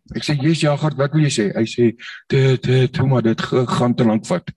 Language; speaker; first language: Afrikaans; native; Afrikaans